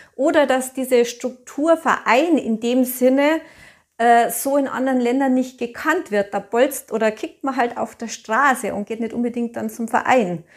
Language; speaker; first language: German; native; German